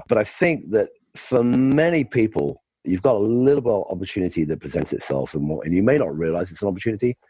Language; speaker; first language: English; native; English